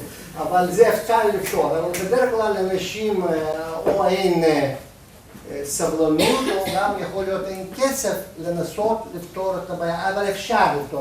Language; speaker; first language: Hebrew; non-native, fluent; Russian